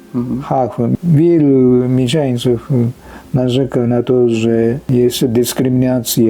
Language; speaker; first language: Polish; non-native, fluent; Japanese